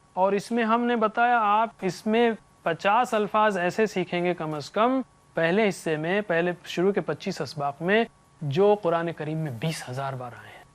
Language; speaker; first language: Urdu; native; Urdu